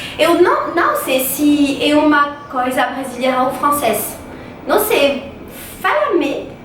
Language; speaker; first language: Portuguese; non-native, learner; French